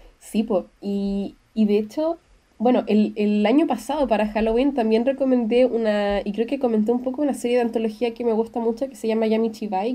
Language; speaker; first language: Spanish; native; Spanish